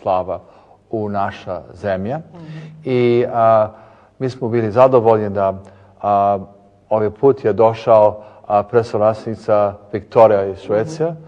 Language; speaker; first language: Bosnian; early bilingual, heritage; English